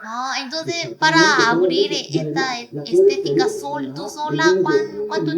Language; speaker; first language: Spanish; non-native, fluent; Korean